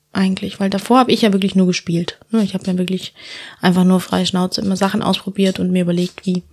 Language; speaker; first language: German; early bilingual, heritage; Spanish